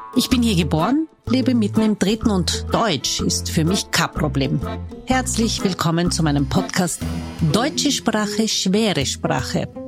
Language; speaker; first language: German; early bilingual, other home language; Turkish